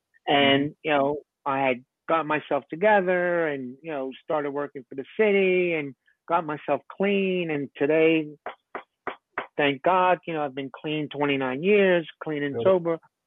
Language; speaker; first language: English; early bilingual, other home language; Spanish